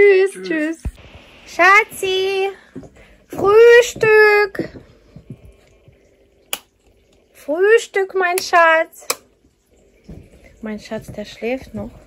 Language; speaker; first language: German; non-native, fluent; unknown